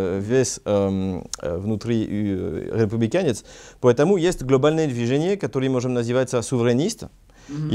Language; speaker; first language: Russian; non-native, learner; French